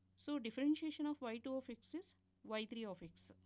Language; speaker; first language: English; non-native, local second language; Kannada